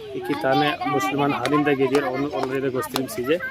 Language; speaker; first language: Turkish; non-native, fluent; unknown